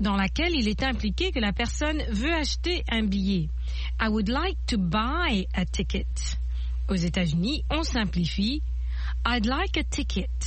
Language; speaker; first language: French; native; French